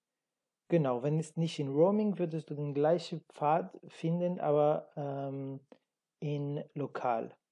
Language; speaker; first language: German; non-native, learner; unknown